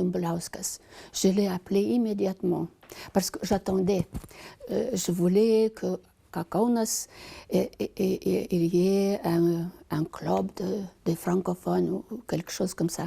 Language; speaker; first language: French; non-native, fluent; Lithuanian